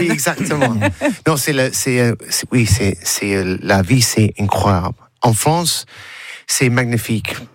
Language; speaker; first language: French; non-native, learner; English